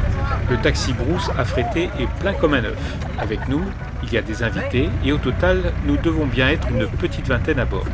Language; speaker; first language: French; native; French